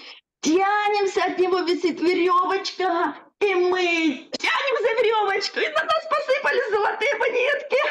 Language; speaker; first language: Russian; native; Russian